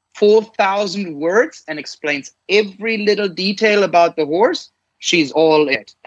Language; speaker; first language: English; non-native, fluent; German